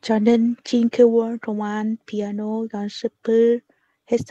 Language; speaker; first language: Korean; non-native, learner; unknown